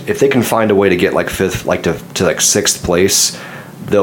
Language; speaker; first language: English; native; English